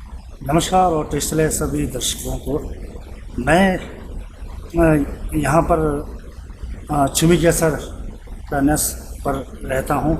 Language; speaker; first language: Hindi; non-native, local second language; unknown